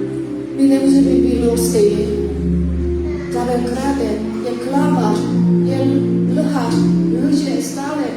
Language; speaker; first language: Czech; non-native, fluent; Korean